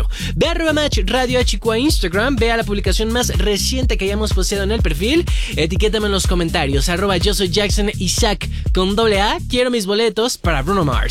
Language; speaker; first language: Spanish; native; Spanish